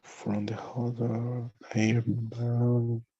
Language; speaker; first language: English; non-native, learner; Spanish